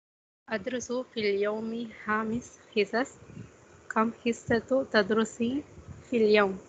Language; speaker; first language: Arabic; non-native, learner; Tamil